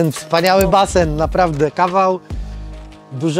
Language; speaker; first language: Polish; native; Polish